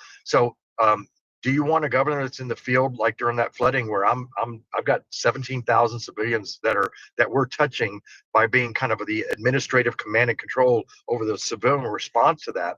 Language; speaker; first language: English; native; English